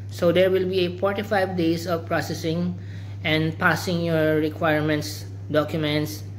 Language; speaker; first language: English; non-native, local second language; Filipino